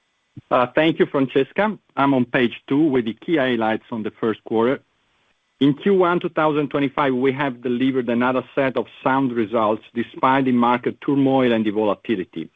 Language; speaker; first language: English; non-native, fluent; Italian